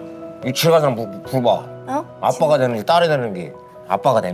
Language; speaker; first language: Korean; native; Korean